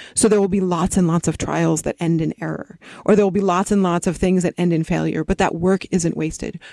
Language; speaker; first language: English; native; English